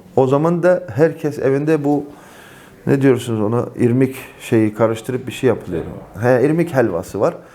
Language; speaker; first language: Turkish; non-native, fluent; Avaric